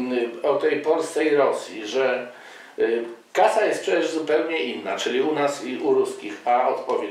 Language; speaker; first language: Polish; native; Polish